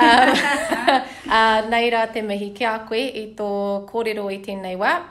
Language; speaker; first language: Māori; non-native, local second language; English